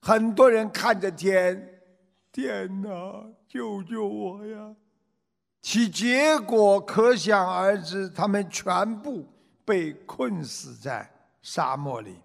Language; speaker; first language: Chinese; native; Chinese